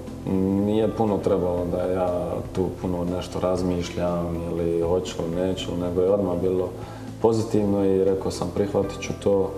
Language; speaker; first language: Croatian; early bilingual, heritage; Croatian